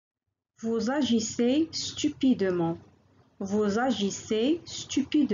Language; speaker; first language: French; non-native, local second language; Arabic